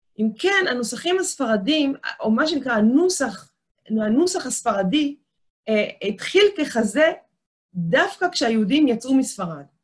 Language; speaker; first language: Hebrew; native; Hebrew